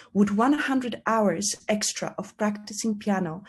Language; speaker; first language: English; non-native, fluent; Polish